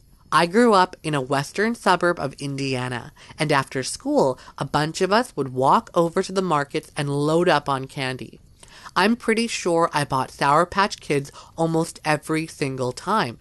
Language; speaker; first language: English; native; English